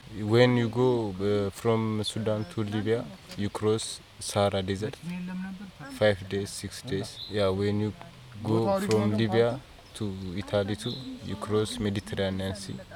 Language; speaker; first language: English; non-native, learner; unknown